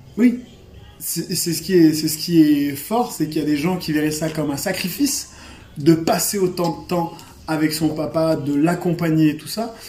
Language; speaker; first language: French; native; French